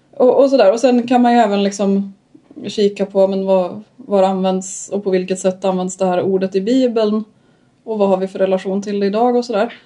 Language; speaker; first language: Swedish; native; Swedish